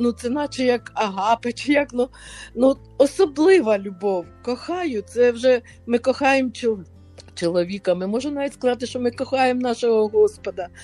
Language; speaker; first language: Ukrainian; native; Ukrainian